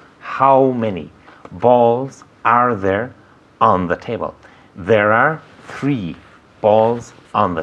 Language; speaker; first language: English; non-native, fluent; Spanish